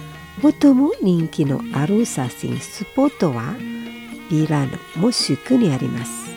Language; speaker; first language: Japanese; non-native, fluent; Indonesian